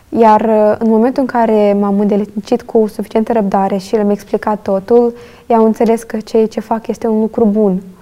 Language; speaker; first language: Romanian; native; Romanian